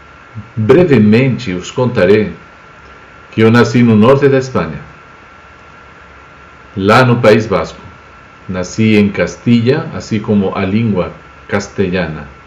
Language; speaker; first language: Portuguese; non-native, fluent; Spanish